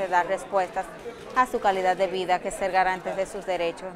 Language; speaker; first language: Spanish; native; Spanish